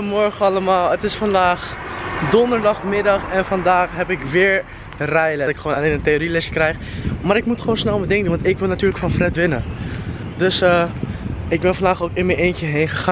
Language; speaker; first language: Dutch; native; Dutch